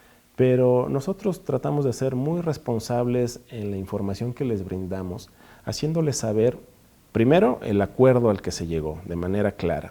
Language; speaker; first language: Spanish; native; Spanish